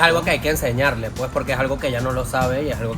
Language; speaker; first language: Spanish; native; Spanish